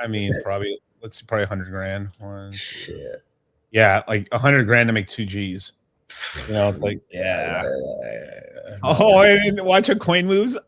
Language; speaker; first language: English; native; English